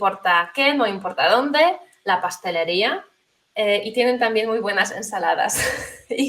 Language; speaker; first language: Spanish; non-native, fluent; Polish